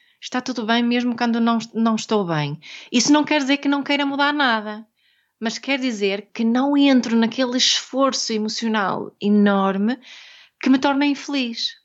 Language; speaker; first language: Portuguese; non-native, fluent; Swedish